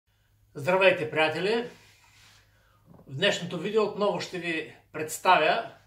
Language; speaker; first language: Bulgarian; native; Bulgarian